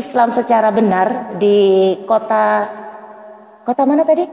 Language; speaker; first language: Indonesian; native; Indonesian